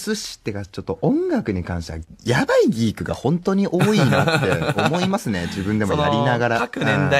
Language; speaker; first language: Japanese; native; Japanese